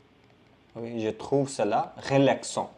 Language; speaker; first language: French; non-native, fluent; Hindi